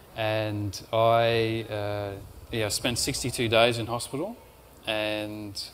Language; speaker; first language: English; native; English